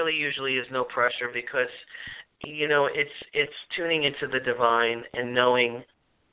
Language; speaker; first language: English; native; English